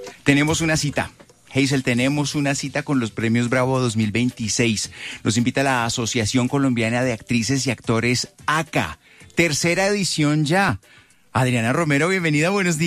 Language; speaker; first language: Spanish; native; Spanish